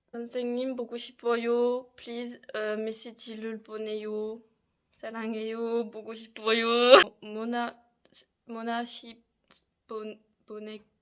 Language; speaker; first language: Korean; non-native, learner; French